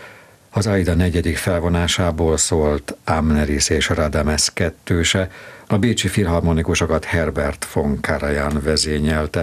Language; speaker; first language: Hungarian; native; Hungarian